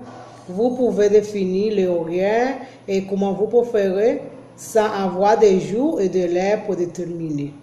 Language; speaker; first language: French; non-native, learner; Spanish